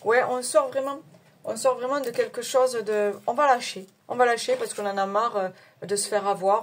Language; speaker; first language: French; native; French